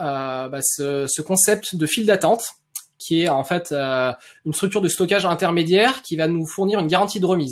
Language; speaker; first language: French; native; French